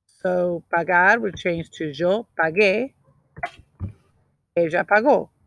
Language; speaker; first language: Spanish; non-native, fluent; English